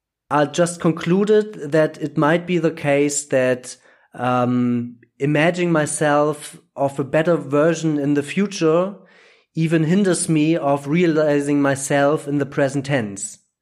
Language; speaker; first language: English; non-native, fluent; German